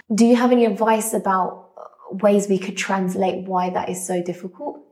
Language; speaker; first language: English; native; English